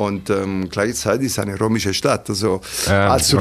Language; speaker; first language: German; non-native, fluent; Italian